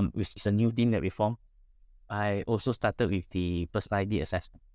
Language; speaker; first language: English; non-native, local second language; Min Nan Chinese